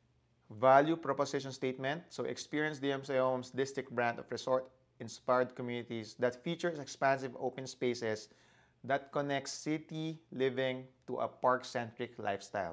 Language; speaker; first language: English; non-native, local second language; Filipino